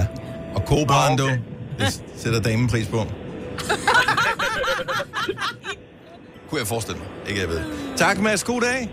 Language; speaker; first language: Danish; native; Danish